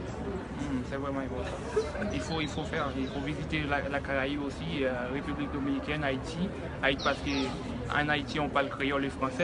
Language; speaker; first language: French; non-native, local second language; Haitian Creole